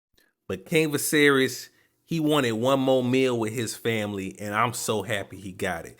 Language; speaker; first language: English; native; English